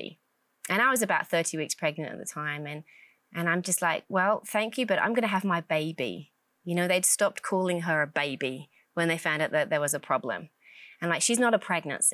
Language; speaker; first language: English; native; English